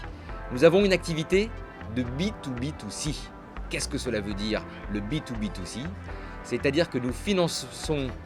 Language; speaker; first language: French; native; French